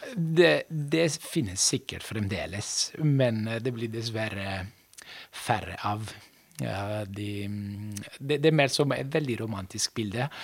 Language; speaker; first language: Norwegian; non-native, fluent; Italian